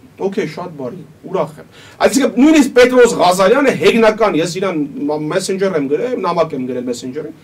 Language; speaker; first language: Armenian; native; Armenian